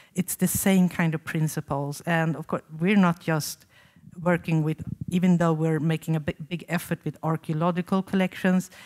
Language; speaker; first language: English; non-native, fluent; Swedish